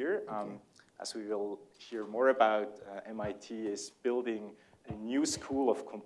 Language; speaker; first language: English; non-native, fluent; German